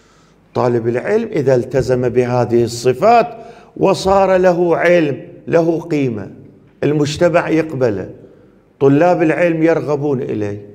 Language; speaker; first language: Arabic; non-native, fluent; Persian